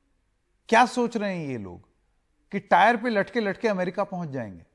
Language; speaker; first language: Hindi; native; Hindi